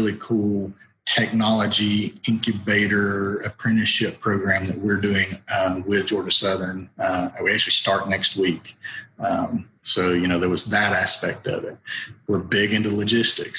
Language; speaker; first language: English; native; English